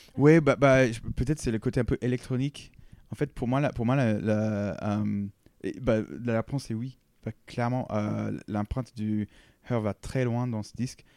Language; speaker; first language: French; non-native, fluent; English